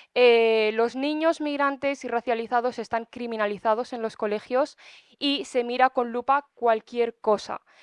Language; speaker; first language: Spanish; early bilingual, other home language; Arabic